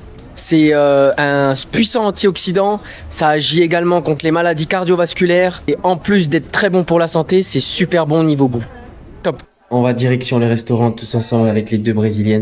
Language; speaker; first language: French; native; French